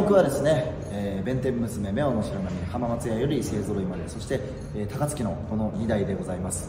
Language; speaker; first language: Japanese; native; Japanese